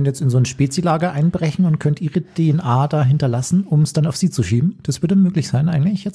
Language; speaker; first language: German; native; German